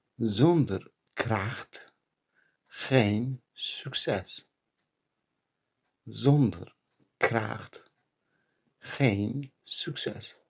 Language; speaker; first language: Dutch; non-native, learner; Turkish